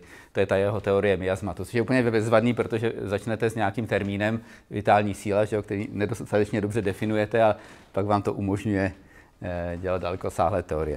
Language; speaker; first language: Czech; native; Czech